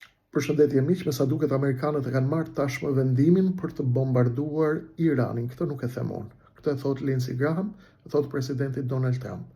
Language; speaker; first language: Albanian; native; Albanian